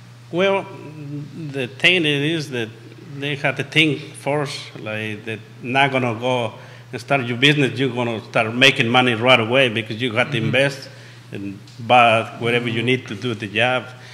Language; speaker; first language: English; non-native, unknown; Spanish